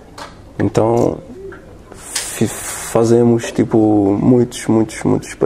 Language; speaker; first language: Portuguese; non-native, learner; French